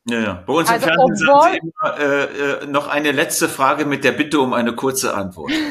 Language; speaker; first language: German; native; German